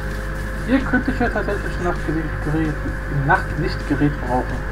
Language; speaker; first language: German; native; German